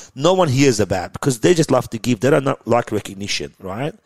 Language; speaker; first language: English; early bilingual, other home language; Persian